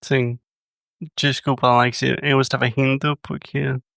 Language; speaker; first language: Portuguese; non-native, fluent; English